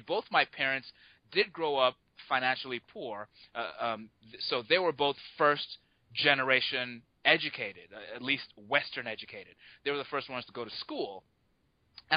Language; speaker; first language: English; non-native, local second language; Yoruba